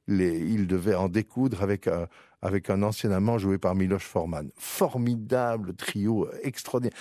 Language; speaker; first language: French; native; French